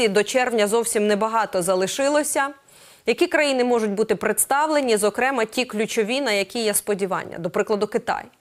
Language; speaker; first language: Ukrainian; native; Ukrainian